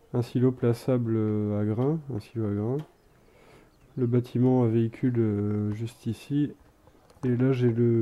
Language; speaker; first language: French; native; French